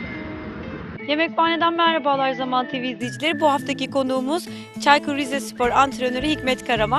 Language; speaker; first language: Turkish; native; Turkish